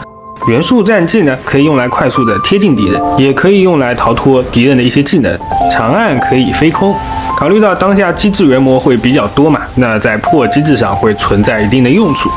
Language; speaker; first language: Chinese; native; Chinese